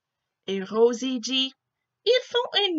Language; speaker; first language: French; non-native, fluent; English